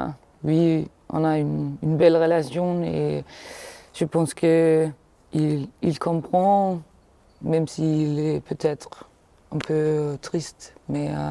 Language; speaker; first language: French; non-native, fluent; Danish